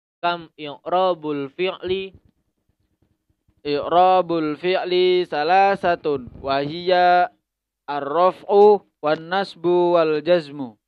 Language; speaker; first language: Arabic; non-native, learner; Indonesian